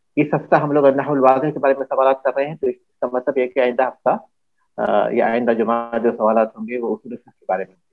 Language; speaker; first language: Urdu; native; Urdu